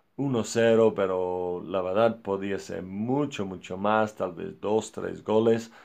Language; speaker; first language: Spanish; non-native, fluent; English